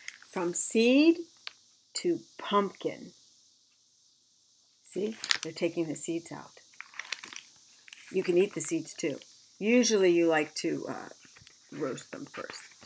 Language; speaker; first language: English; native; English